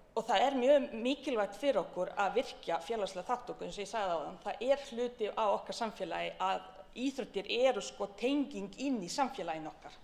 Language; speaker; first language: Icelandic; non-native, fluent; Bosnian